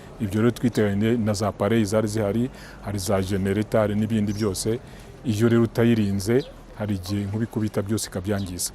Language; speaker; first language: Kinyarwanda; native; Kinyarwanda